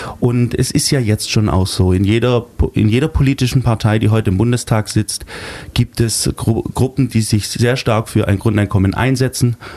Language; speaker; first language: German; native; German